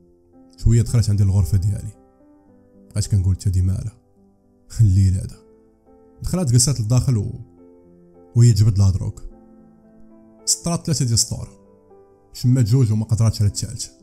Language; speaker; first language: Arabic; native; Arabic